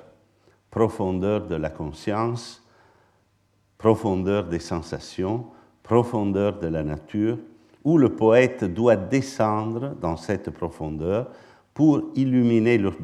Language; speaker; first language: French; non-native, fluent; Italian